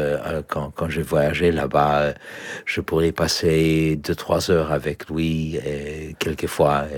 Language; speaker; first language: French; non-native, fluent; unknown